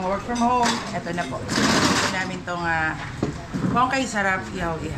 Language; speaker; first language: Filipino; native; Filipino